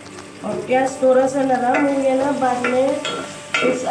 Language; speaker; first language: Hindi; non-native, learner; Filipino